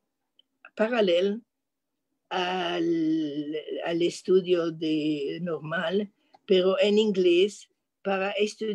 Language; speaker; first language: Spanish; non-native, fluent; French